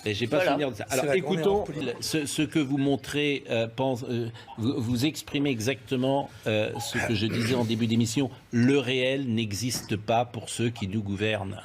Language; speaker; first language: French; native; French